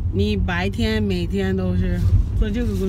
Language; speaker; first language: Chinese; non-native, fluent; English